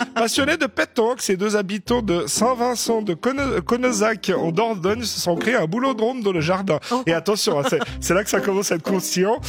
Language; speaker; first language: French; native; French